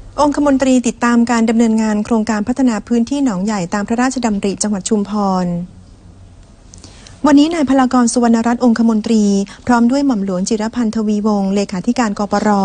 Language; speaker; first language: Thai; native; Thai